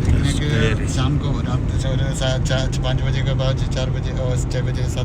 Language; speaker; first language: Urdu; non-native, learner; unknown